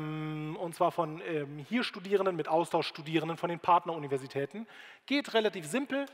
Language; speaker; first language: German; native; German